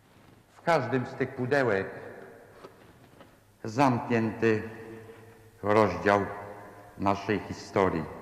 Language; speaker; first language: Polish; native; Polish